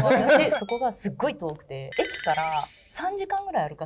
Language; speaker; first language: Japanese; native; Japanese